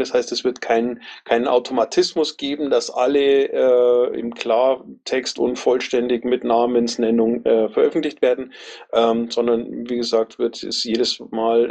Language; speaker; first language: German; native; German